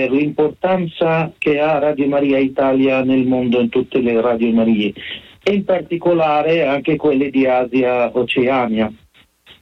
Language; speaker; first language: Italian; non-native, fluent; Arabic